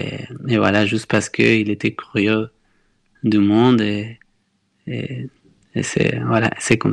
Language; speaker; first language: French; non-native, fluent; Spanish